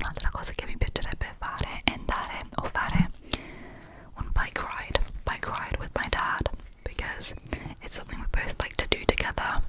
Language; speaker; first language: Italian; non-native, fluent; English